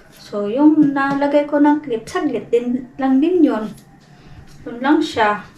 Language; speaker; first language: Filipino; non-native, local second language; Cebuano